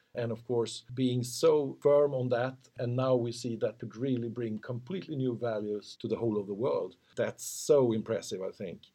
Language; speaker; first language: English; non-native, fluent; Swedish